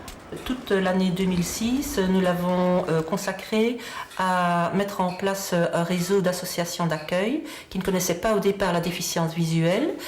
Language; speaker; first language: French; native; French